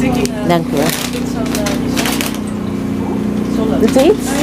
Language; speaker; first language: Dutch; non-native, learner; Indonesian